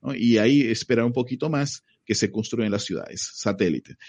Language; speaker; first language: Spanish; native; Spanish